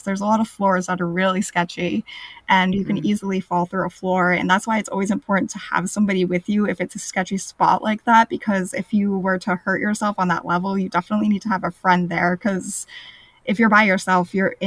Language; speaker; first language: English; native; English